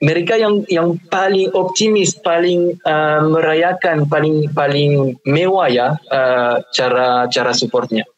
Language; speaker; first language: Indonesian; non-native, fluent; French